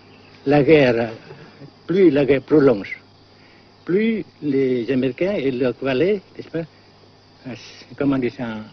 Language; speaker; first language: French; non-native, fluent; Vietnamese